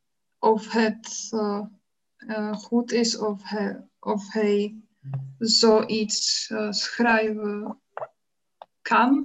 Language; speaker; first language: Dutch; non-native, learner; Czech